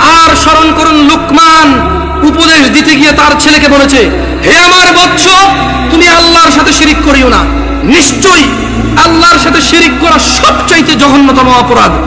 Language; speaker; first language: Bangla; early bilingual, heritage; Bangla